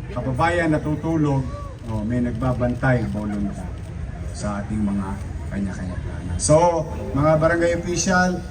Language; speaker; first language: Filipino; native; Filipino